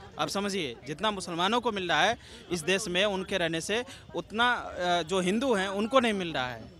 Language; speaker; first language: Hindi; native; Hindi